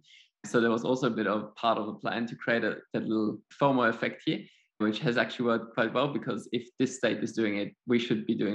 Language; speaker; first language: English; non-native, fluent; German